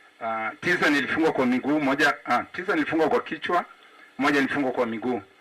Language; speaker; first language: Swahili; non-native, local second language; Luo (Kenya and Tanzania)